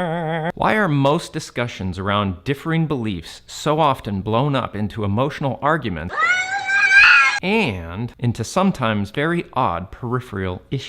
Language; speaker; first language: English; native; English